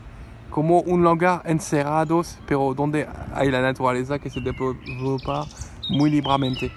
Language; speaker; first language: Spanish; non-native, fluent; French